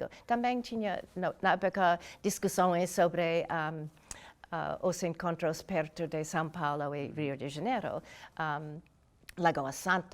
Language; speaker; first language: Portuguese; non-native, learner; English